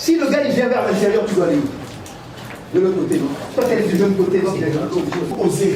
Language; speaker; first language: French; non-native, local second language; Lingala